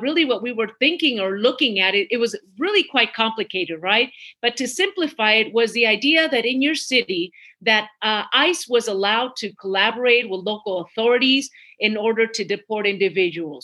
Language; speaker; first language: English; early bilingual, other home language; Spanish